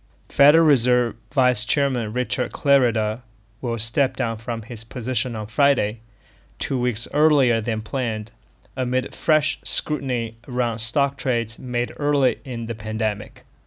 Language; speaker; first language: English; non-native, fluent; Chinese